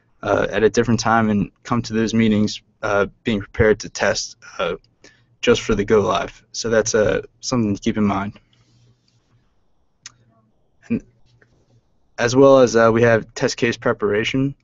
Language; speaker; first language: English; native; English